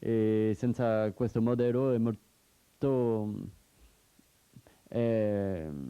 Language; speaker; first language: Italian; non-native, learner; French